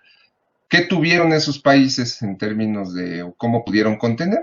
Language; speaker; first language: Spanish; native; Spanish